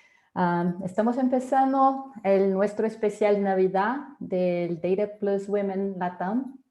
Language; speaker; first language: Spanish; non-native, fluent; Portuguese